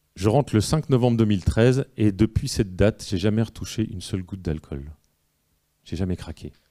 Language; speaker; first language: French; native; French